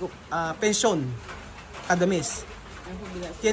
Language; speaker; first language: Spanish; non-native, learner; Filipino